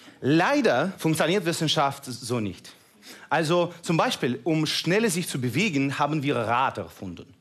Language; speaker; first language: German; non-native, fluent; Russian